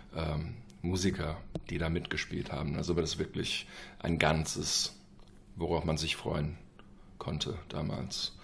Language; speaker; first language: German; non-native, fluent; English